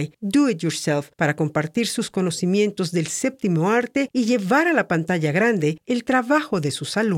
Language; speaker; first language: Spanish; native; Spanish